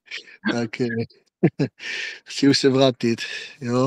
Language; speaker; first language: Czech; non-native, fluent; Hebrew